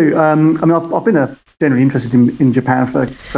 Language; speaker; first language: English; native; English